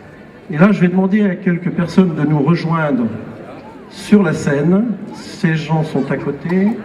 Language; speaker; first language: French; native; French